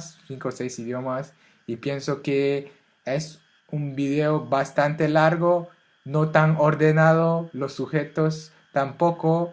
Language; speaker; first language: Spanish; non-native, fluent; French